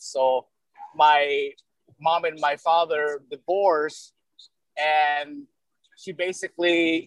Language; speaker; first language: English; early bilingual, other home language; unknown